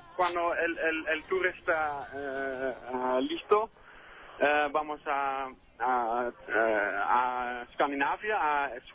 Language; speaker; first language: Spanish; non-native, learner; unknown